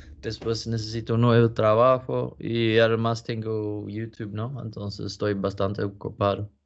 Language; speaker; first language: Spanish; non-native, learner; Swedish